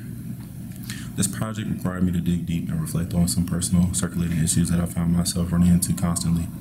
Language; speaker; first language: English; native; English